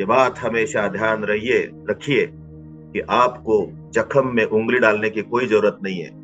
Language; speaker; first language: Hindi; non-native, local second language; Marathi